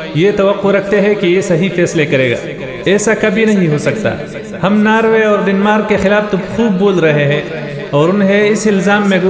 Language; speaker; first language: Urdu; non-native, local second language; Pashto